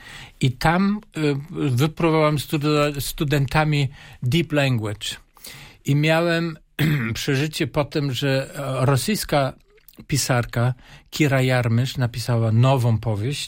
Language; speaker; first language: Polish; non-native, fluent; German